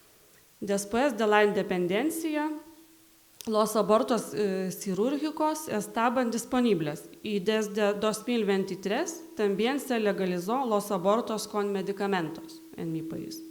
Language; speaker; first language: Spanish; non-native, learner; Lithuanian